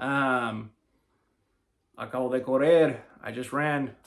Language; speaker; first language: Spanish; non-native, learner; English